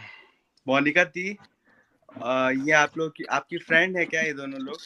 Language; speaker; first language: Hindi; native; Hindi